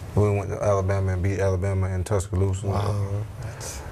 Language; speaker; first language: English; native; English